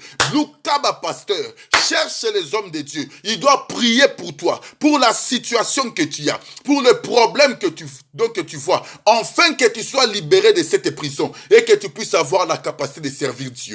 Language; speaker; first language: French; non-native, local second language; Lingala